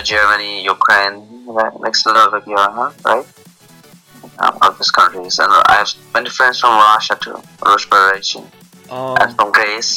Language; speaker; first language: English; non-native, local second language; Bangla